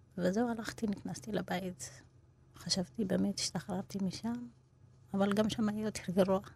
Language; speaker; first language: Hebrew; non-native, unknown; Amharic